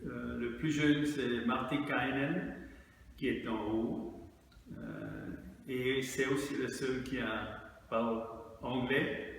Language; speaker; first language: French; non-native, fluent; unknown